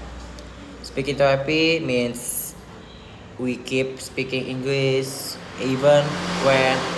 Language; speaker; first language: English; non-native, learner; Indonesian